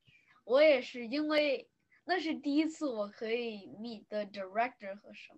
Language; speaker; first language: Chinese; early bilingual, other home language; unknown